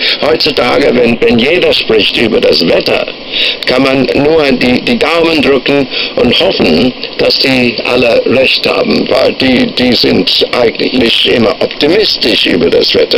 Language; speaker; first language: German; non-native, fluent; English